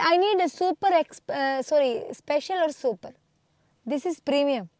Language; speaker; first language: English; non-native, learner; Malayalam